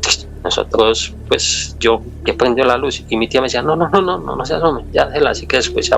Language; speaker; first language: Spanish; native; Spanish